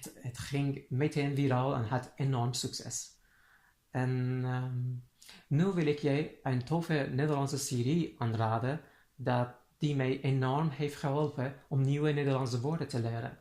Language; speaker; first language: Dutch; non-native, fluent; Persian